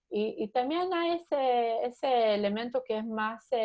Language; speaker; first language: Spanish; early bilingual, heritage; Spanish